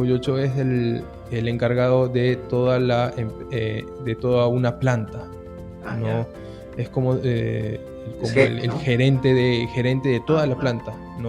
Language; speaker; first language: Spanish; early bilingual, heritage; Spanish